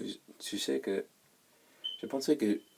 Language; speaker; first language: French; non-native, learner; English